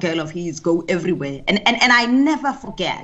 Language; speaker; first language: English; non-native, local second language; Tswana